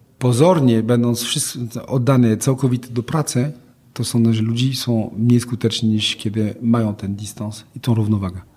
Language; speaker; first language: Polish; non-native, fluent; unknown